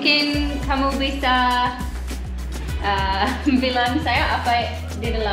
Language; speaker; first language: Indonesian; non-native, learner; English